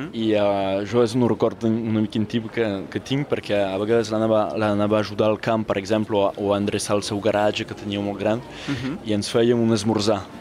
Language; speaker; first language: Catalan; non-native, local second language; French